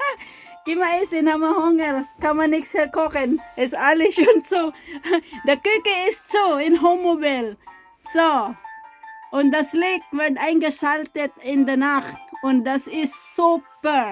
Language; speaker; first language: German; non-native, learner; Filipino